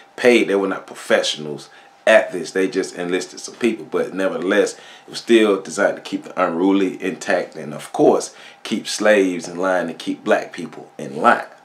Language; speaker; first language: English; native; English